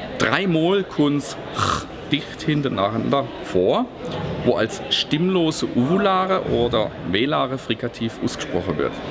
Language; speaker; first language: German; native; German